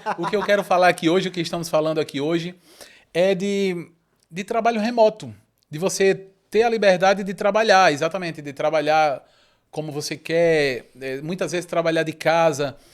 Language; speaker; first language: Portuguese; native; Portuguese